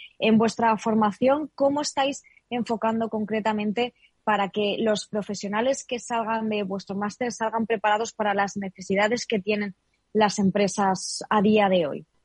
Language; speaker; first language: Spanish; native; Spanish